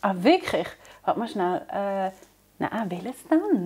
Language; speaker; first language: German; native; German